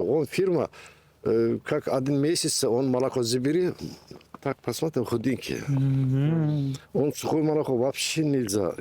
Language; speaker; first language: Russian; non-native, learner; Turkish